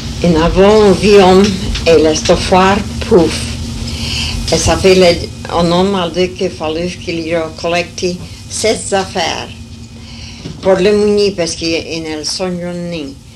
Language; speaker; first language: French; early bilingual, heritage; French